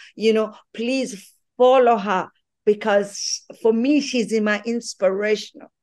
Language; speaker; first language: English; non-native, local second language; Swahili